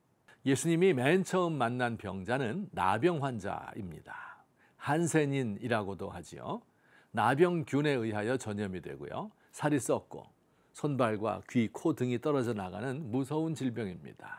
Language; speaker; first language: Korean; native; Korean